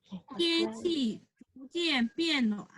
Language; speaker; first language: Chinese; non-native, fluent; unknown